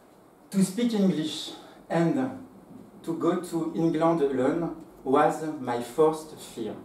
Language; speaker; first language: English; non-native, fluent; French